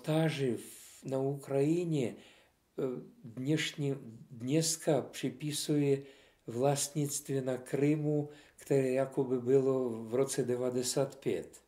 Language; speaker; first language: Czech; non-native, fluent; Russian